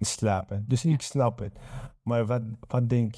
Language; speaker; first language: Dutch; non-native, learner; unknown